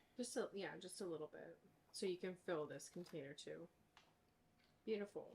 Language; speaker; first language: English; native; English